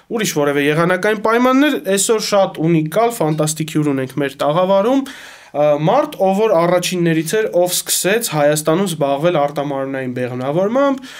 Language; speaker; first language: Armenian; native; Armenian